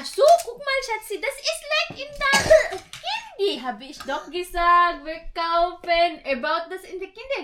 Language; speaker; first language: German; non-native, learner; Cebuano